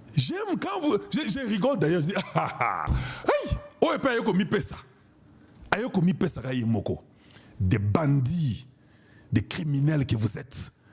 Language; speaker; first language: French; non-native, local second language; Lingala